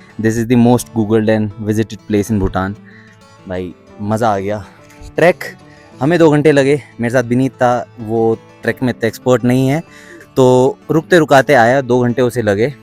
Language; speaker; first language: Hindi; native; Hindi